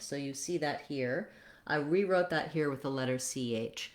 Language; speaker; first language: English; native; English